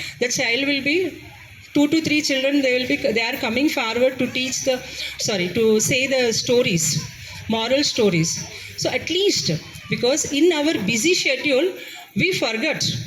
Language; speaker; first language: English; non-native, local second language; Telugu